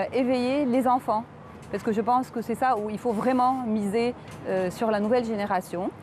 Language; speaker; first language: French; non-native, local second language; Arabic